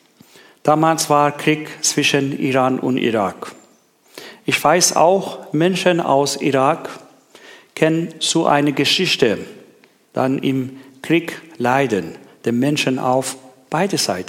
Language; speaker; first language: German; non-native, learner; Persian